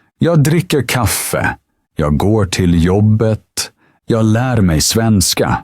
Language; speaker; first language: Swedish; native; Swedish